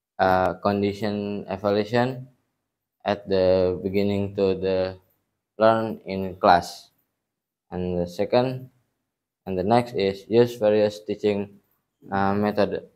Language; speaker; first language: English; non-native, learner; Indonesian